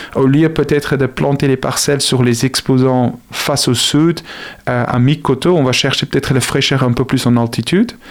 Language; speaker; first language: French; non-native, fluent; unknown